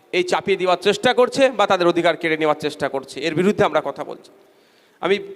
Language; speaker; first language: Bangla; native; Bangla